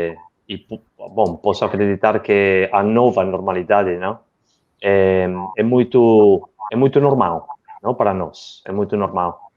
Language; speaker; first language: Portuguese; non-native, learner; Spanish